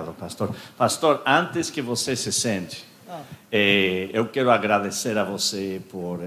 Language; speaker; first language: Portuguese; non-native, fluent; English